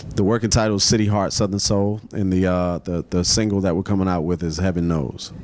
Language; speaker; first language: English; native; English